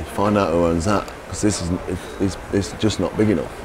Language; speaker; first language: English; native; English